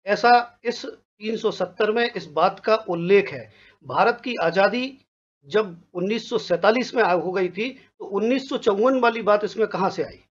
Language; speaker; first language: Hindi; native; Hindi